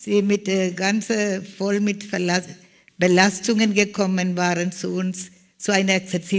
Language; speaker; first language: German; non-native, learner; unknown